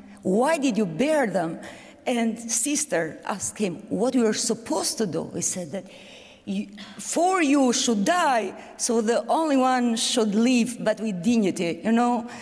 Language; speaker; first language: English; non-native, fluent; Albanian